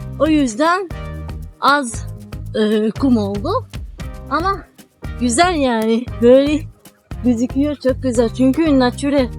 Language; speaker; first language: Turkish; non-native, learner; Arabic